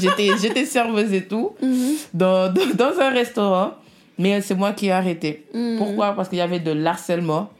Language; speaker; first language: French; non-native, local second language; Wolof